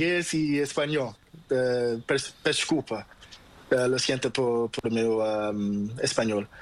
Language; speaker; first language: Spanish; non-native, learner; Portuguese